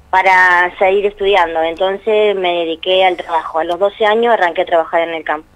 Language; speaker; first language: Spanish; native; Spanish